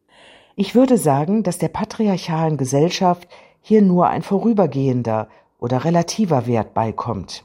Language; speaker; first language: German; native; German